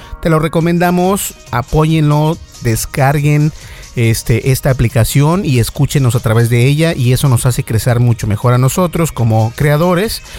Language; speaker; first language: Spanish; native; Spanish